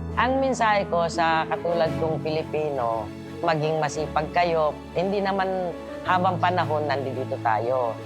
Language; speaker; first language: Filipino; native; Filipino